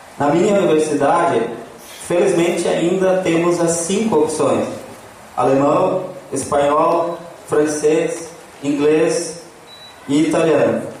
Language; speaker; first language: Portuguese; non-native, local second language; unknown